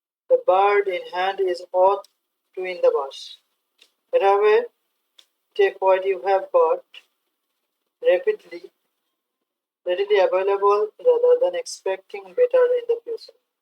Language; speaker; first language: English; non-native, local second language; Bangla